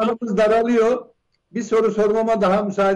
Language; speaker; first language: Turkish; native; Turkish